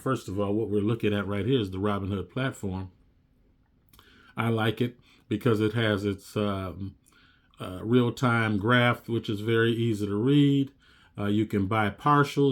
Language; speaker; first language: English; native; English